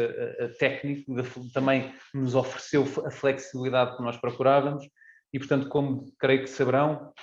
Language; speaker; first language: Portuguese; native; Portuguese